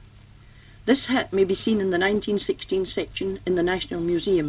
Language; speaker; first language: English; native; English